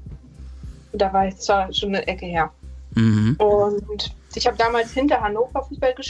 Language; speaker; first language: German; native; German